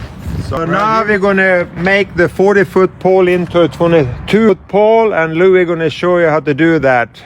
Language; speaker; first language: English; non-native, fluent; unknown